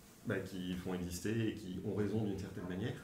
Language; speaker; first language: French; native; French